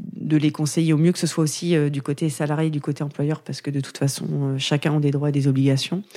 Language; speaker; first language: French; native; French